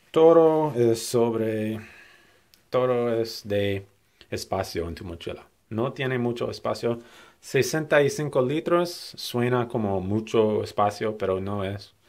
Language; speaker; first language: Spanish; non-native, learner; English